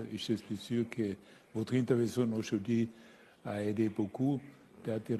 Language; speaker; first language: French; non-native, fluent; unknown